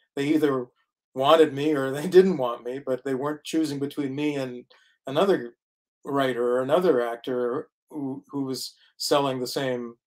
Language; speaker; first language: English; native; English